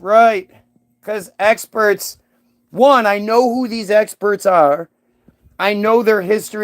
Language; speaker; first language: English; native; English